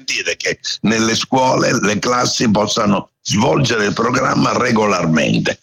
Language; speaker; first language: Italian; native; Italian